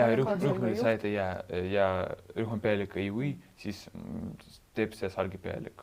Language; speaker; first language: Estonian; non-native, local second language; Russian